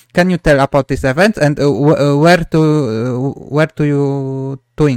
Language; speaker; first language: English; non-native, learner; Polish